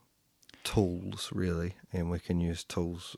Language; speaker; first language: English; native; English